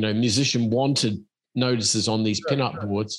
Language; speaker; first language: English; native; English